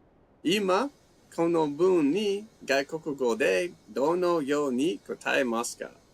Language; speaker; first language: Japanese; non-native, fluent; English